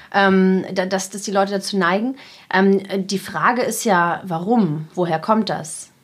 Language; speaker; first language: German; early bilingual, other home language; Russian